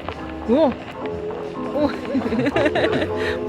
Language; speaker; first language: English; non-native, learner; Japanese